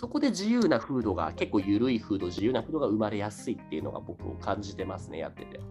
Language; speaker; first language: Japanese; native; Japanese